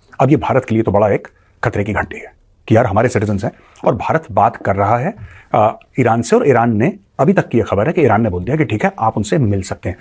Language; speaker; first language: Hindi; native; Hindi